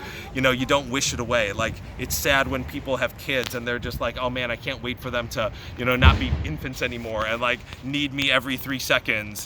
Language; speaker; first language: English; native; English